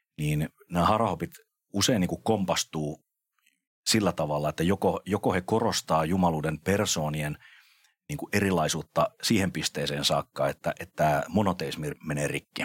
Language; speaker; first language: Finnish; native; Finnish